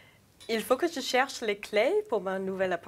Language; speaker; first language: French; non-native, learner; English